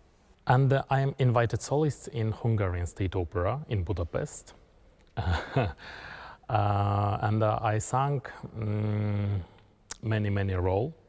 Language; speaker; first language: English; non-native, learner; Kazakh